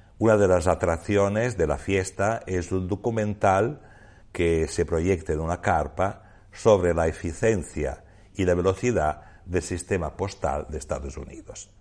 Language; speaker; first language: Spanish; non-native, fluent; Italian